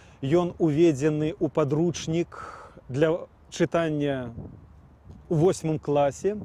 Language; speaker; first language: Belarusian; native; Belarusian